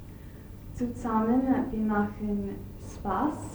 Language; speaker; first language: German; non-native, learner; English